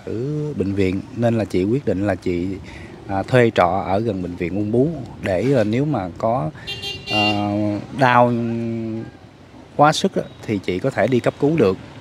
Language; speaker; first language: Vietnamese; native; Vietnamese